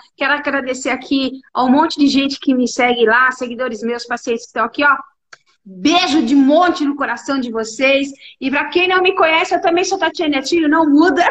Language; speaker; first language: Portuguese; native; Portuguese